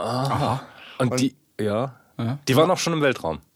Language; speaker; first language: German; native; German